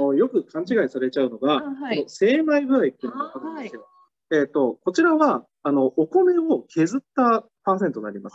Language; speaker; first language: Japanese; native; Japanese